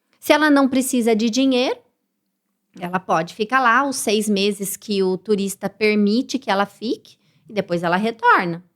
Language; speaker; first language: Portuguese; native; Portuguese